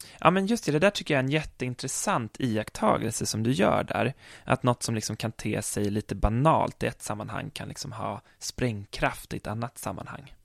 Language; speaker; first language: Swedish; native; Swedish